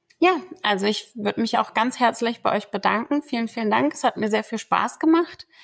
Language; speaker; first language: German; early bilingual, other home language; Turkish